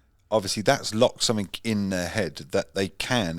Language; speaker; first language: English; native; English